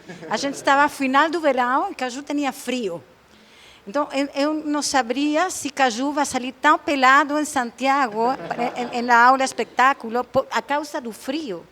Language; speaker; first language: Portuguese; non-native, fluent; Spanish